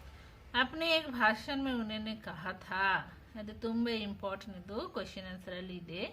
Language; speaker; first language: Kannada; non-native, local second language; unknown